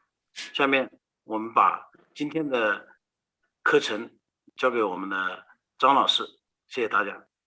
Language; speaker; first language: Chinese; native; Chinese